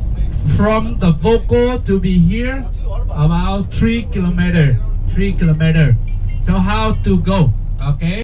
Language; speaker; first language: English; non-native, local second language; Vietnamese